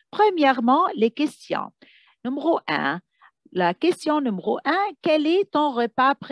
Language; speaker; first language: French; non-native, fluent; Arabic